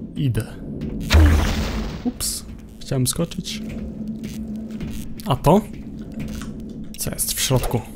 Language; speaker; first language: Polish; native; Polish